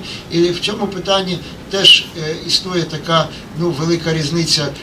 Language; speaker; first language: Ukrainian; native; Ukrainian